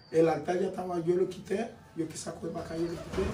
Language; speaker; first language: Spanish; non-native, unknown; Haitian Creole